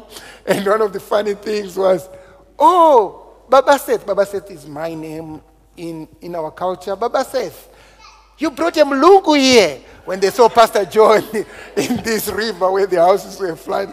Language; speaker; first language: English; non-native, local second language; Shona